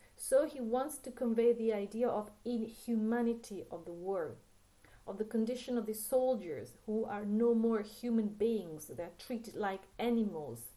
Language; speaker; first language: English; non-native, fluent; Italian